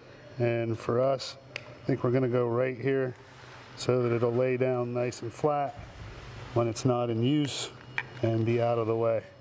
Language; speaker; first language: English; native; English